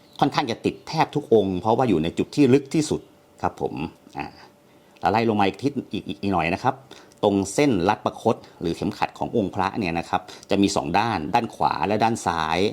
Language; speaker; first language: Thai; native; Thai